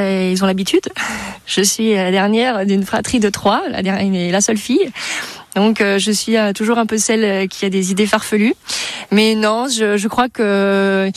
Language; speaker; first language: French; native; French